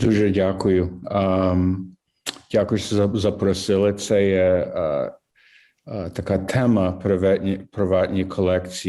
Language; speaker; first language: Ukrainian; early bilingual, heritage; English